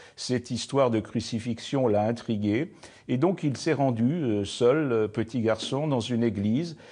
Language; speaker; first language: French; native; French